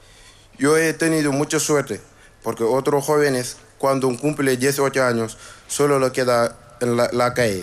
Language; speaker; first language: Spanish; non-native, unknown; Wolof